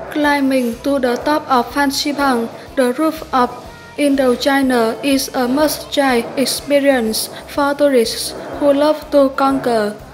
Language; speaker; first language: English; non-native, fluent; Vietnamese